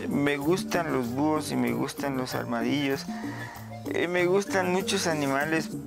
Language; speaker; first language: Spanish; non-native, local second language; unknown